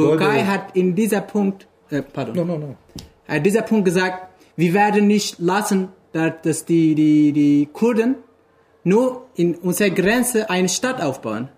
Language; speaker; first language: German; non-native, fluent; Kurdish